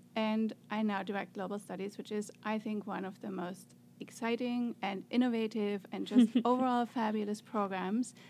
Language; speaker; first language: English; non-native, fluent; German